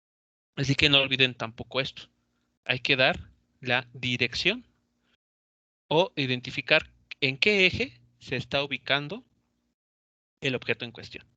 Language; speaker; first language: Spanish; native; Spanish